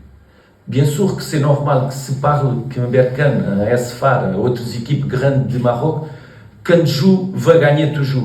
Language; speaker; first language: French; non-native, learner; Portuguese